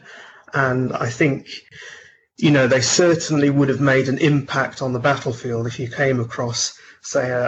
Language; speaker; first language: English; native; English